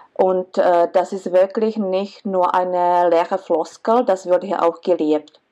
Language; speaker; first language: German; non-native, fluent; Czech